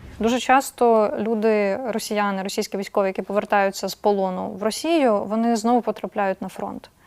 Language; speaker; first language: Ukrainian; native; Ukrainian